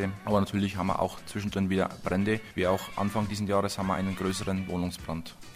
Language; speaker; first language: German; native; German